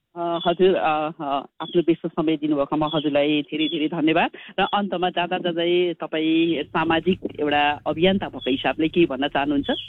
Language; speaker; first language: Nepali; native; Nepali